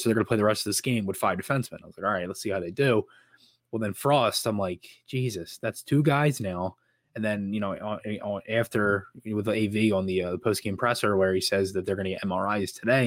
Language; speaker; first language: English; native; English